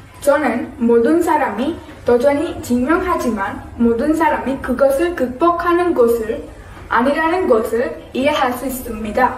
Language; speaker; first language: Korean; non-native, learner; Sinhala